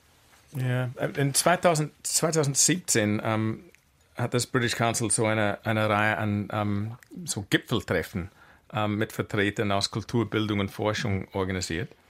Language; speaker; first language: German; non-native, fluent; English